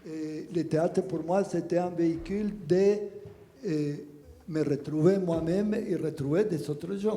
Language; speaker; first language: French; non-native, fluent; Spanish